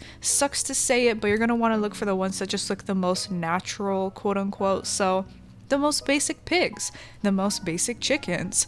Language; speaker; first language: English; native; English